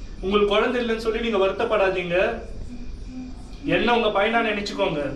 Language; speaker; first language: Tamil; native; Tamil